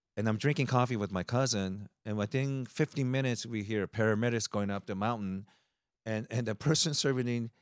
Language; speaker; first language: English; early bilingual, other home language; Japanese